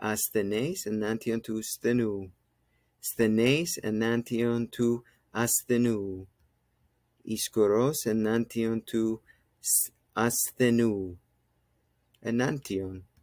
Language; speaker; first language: Greek; non-native, fluent; English